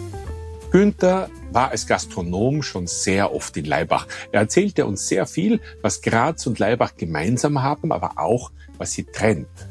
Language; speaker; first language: German; native; German